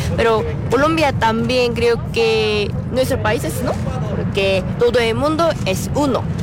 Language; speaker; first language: Spanish; non-native, learner; Korean